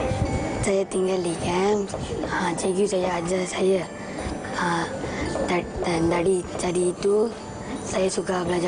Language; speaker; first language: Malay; non-native, local second language; Tamil